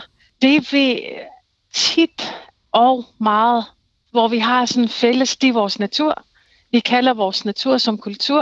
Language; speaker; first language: Danish; non-native, local second language; Kalaallisut